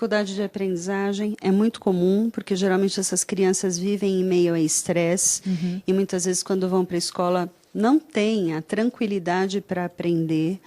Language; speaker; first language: Portuguese; native; Portuguese